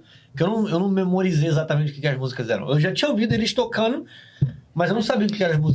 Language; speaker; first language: Portuguese; native; Portuguese